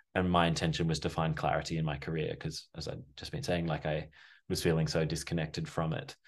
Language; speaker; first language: English; native; English